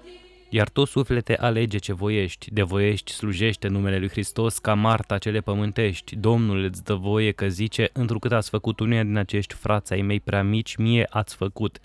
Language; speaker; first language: Romanian; native; Romanian